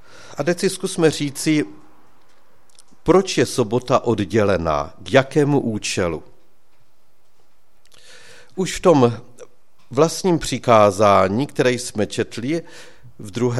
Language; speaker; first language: Czech; native; Czech